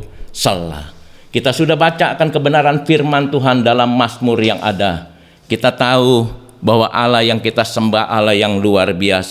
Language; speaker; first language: Indonesian; native; Indonesian